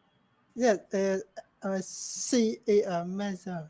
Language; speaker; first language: English; non-native, learner; Vietnamese